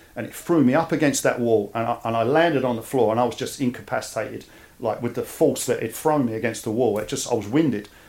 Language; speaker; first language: English; native; English